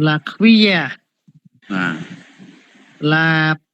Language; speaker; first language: French; non-native, learner; Khmer